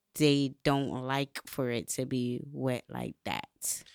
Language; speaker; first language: English; native; English